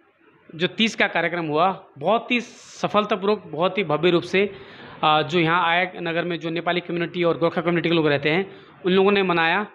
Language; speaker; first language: Hindi; native; Hindi